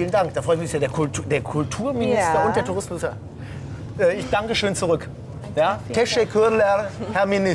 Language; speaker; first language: German; native; German